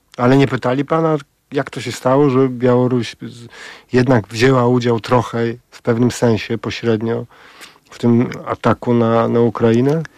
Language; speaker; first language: Polish; native; Polish